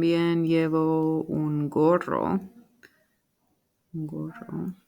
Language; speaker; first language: Spanish; non-native, fluent; English